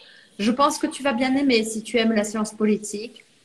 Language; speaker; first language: French; non-native, fluent; Portuguese